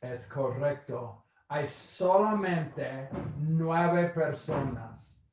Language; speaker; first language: Spanish; non-native, fluent; English